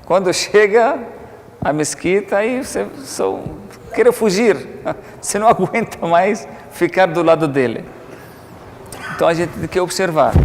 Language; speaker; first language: Portuguese; non-native, fluent; Arabic